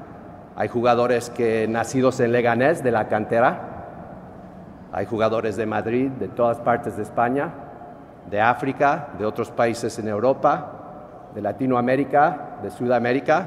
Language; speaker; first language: Spanish; non-native, fluent; English